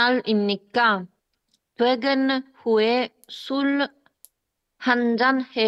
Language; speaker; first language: Korean; non-native, learner; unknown